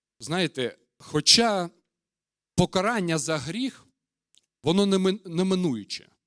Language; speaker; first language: Ukrainian; non-native, local second language; Russian